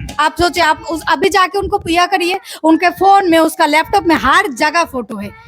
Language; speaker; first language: Hindi; non-native, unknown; Bangla